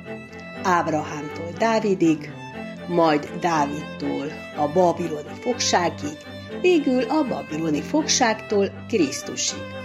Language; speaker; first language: Hungarian; native; Hungarian